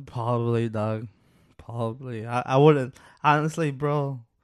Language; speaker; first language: English; early bilingual, other home language; Spanish